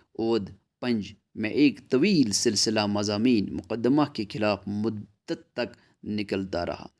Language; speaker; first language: Urdu; non-native, local second language; Kashmiri